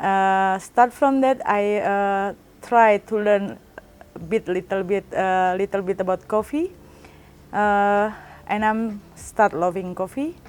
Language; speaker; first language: English; non-native, learner; Indonesian